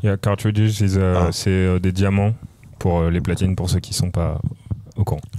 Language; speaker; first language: French; native; French